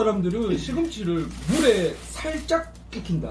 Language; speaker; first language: Korean; native; Korean